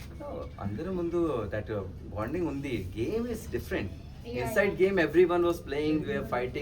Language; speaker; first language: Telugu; non-native, learner; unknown